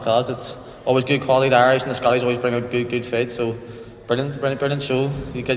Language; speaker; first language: English; native; English